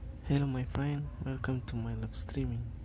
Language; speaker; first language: English; non-native, learner; Indonesian